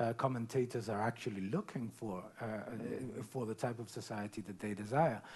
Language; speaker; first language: English; non-native, fluent; Spanish